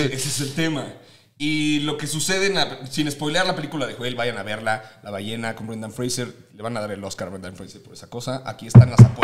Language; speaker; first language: Spanish; native; Spanish